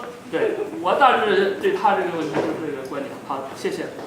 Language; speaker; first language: Chinese; native; Chinese